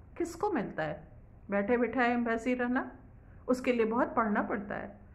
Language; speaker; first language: Hindi; native; Hindi